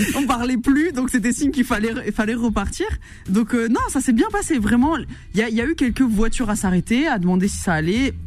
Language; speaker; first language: French; native; French